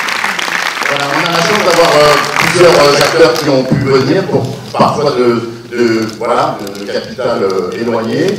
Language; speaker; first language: French; native; French